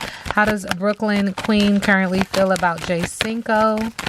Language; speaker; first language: English; native; English